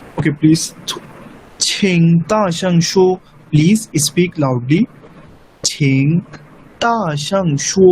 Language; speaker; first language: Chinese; non-native, fluent; Urdu